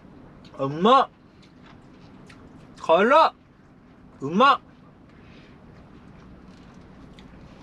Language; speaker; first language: Japanese; native; Japanese